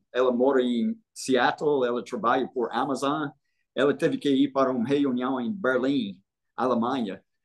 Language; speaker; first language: Portuguese; non-native, fluent; English